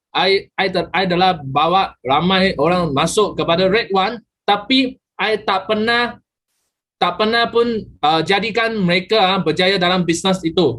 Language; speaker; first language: Malay; native; Malay